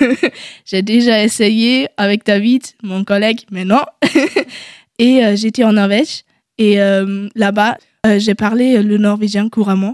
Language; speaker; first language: French; non-native, learner; German